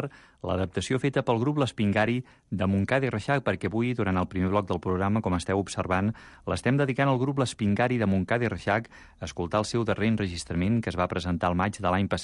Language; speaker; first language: Catalan; native; Catalan